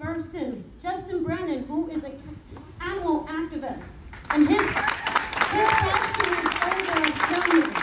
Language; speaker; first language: English; native; English